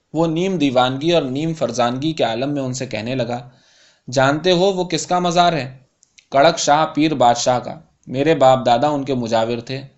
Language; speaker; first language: Urdu; native; Urdu